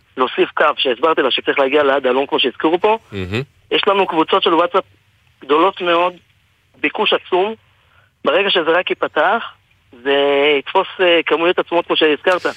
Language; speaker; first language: Hebrew; native; Hebrew